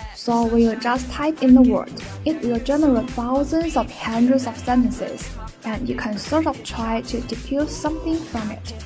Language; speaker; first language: English; non-native, fluent; Chinese